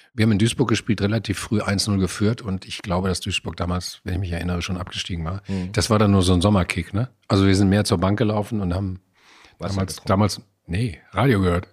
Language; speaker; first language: German; native; German